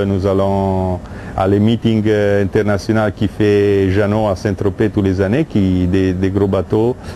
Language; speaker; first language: French; non-native, learner; Italian